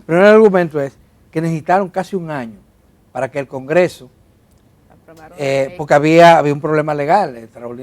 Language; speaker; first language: Spanish; native; Spanish